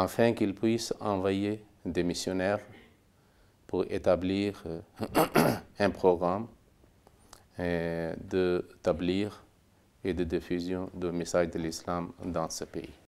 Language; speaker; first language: French; non-native, fluent; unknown